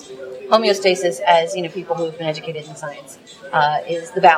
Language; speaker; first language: English; native; English